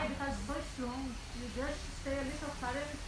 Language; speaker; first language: English; non-native, learner; Portuguese